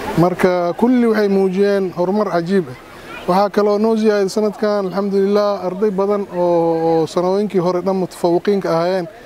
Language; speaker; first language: Somali; non-native, local second language; Swahili